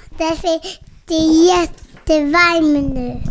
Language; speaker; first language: Swedish; early bilingual, heritage; Swedish